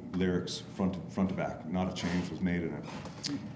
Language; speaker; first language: English; native; English